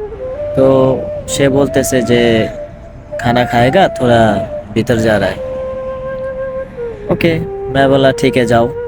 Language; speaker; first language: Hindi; non-native, fluent; Bangla